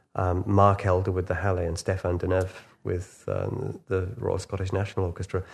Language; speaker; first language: English; native; English